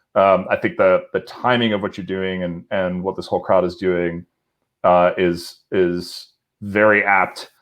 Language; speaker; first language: English; native; English